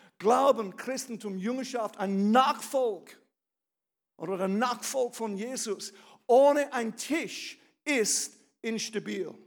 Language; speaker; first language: German; non-native, fluent; English